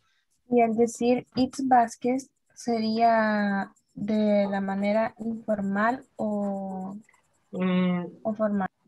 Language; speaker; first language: Spanish; native; Spanish